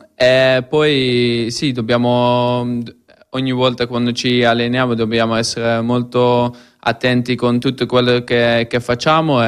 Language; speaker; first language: Italian; non-native, fluent; Dutch